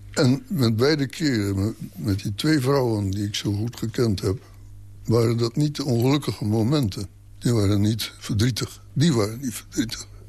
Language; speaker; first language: Dutch; native; Dutch